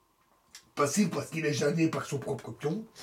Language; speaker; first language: French; native; French